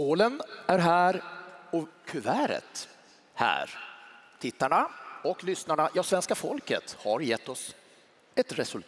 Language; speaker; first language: Swedish; native; Swedish